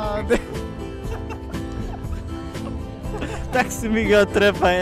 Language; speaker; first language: Swedish; non-native, learner; Persian